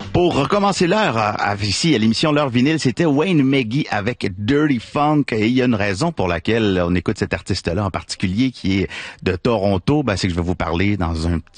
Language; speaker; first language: French; native; French